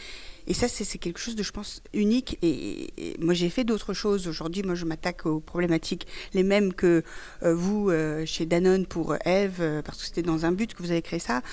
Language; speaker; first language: French; early bilingual, other home language; Persian